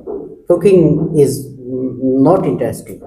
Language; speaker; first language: English; non-native, learner; Bangla